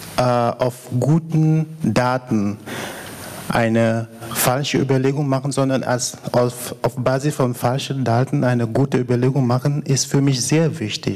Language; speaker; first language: German; non-native, fluent; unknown